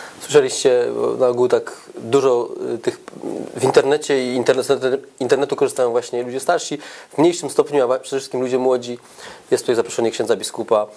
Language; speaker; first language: Polish; native; Polish